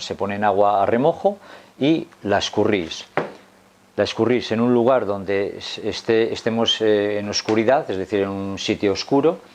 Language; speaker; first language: Spanish; native; Spanish